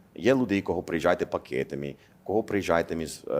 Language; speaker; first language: Ukrainian; non-native, fluent; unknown